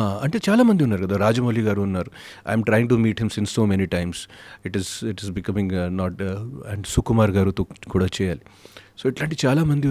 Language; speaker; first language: Telugu; non-native, fluent; Hindi